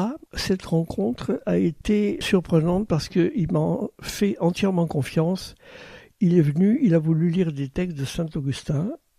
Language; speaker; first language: French; native; French